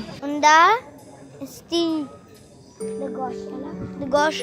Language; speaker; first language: German; early bilingual, heritage; German